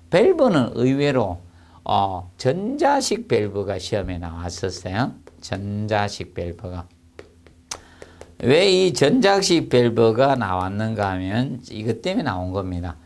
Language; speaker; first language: Korean; native; Korean